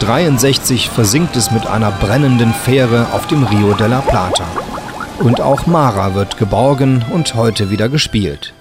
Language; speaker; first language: German; native; German